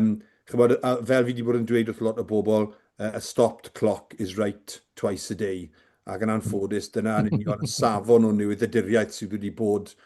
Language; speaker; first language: Welsh; native; Welsh